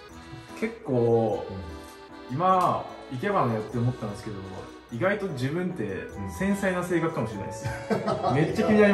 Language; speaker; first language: Japanese; native; Japanese